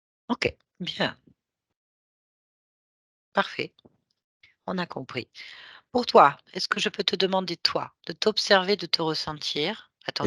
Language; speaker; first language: French; native; French